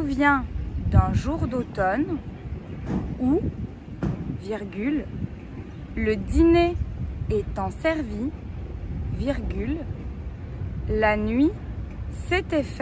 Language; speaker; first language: French; native; French